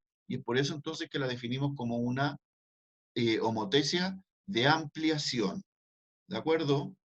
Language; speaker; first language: Spanish; native; Spanish